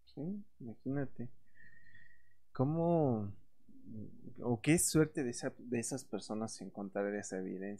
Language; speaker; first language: Spanish; native; Spanish